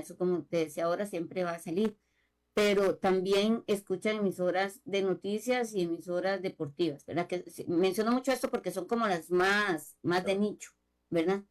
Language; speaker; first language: Spanish; native; Spanish